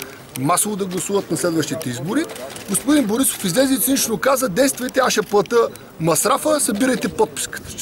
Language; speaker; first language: Bulgarian; native; Bulgarian